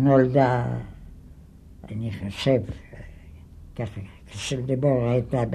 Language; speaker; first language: Hebrew; non-native, fluent; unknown